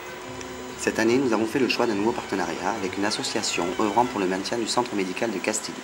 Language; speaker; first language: French; native; French